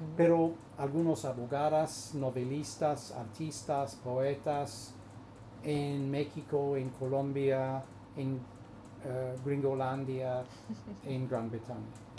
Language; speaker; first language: Spanish; non-native, fluent; English